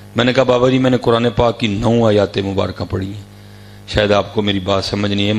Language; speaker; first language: Urdu; non-native, local second language; Punjabi